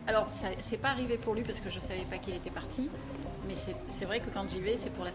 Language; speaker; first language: French; native; French